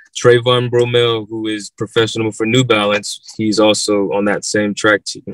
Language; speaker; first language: English; native; English